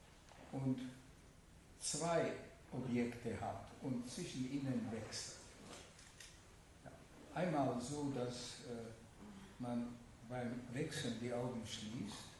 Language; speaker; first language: German; non-native, fluent; Hungarian